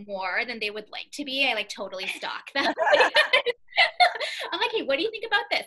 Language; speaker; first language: English; native; English